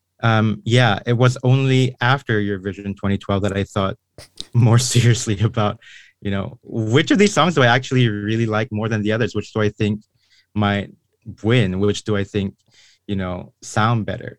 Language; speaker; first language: English; non-native, local second language; Filipino